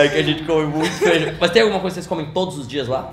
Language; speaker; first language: Portuguese; native; Portuguese